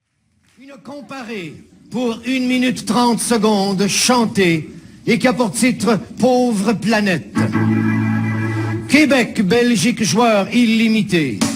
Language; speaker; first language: French; native; French